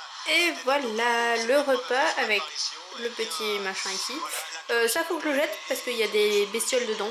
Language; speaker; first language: French; native; French